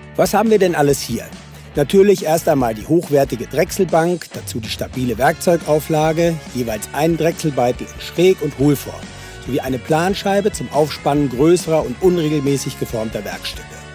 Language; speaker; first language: German; native; German